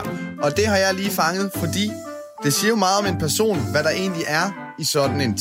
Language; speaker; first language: Danish; native; Danish